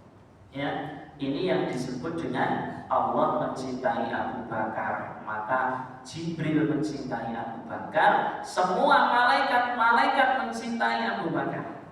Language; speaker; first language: Indonesian; native; Indonesian